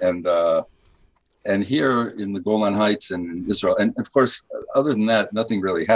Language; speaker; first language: English; native; English